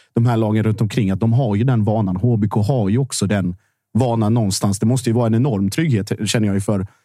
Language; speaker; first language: Swedish; non-native, fluent; Icelandic